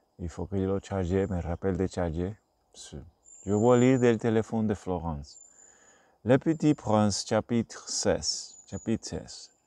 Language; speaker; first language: French; non-native, learner; Spanish